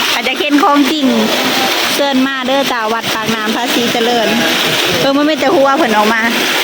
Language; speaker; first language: Thai; native; Thai